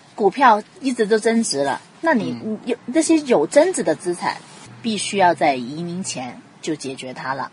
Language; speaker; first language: Chinese; non-native, local second language; Cantonese